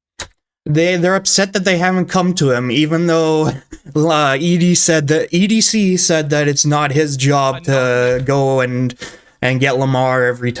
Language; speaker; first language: English; native; English